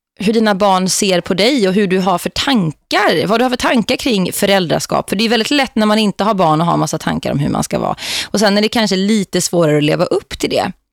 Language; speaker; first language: Swedish; native; Swedish